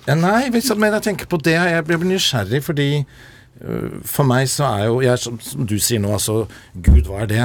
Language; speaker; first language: Norwegian; native; Norwegian